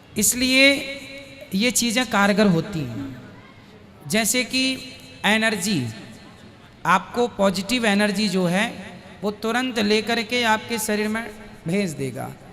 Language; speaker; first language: Hindi; native; Hindi